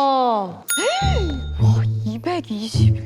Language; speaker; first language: Korean; native; Korean